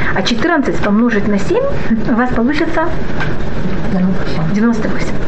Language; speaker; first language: Russian; early bilingual, heritage; Russian